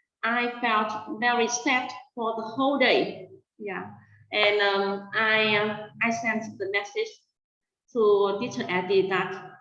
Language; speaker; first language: English; non-native, fluent; Vietnamese